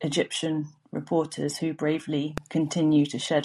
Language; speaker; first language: English; native; English